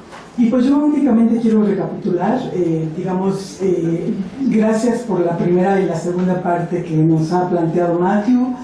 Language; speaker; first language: Spanish; native; Spanish